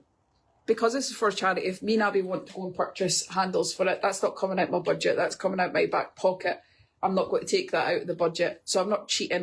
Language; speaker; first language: English; native; English